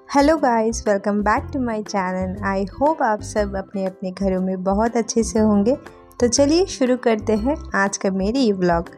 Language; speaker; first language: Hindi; non-native, local second language; Bangla